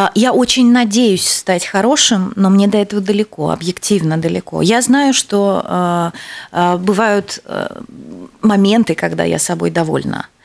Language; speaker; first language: Russian; native; Russian